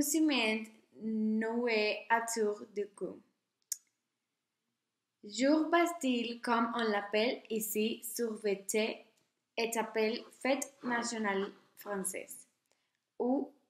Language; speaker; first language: French; non-native, learner; Spanish